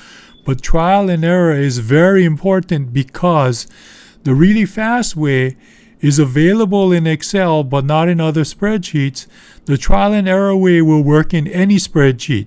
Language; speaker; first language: English; native; English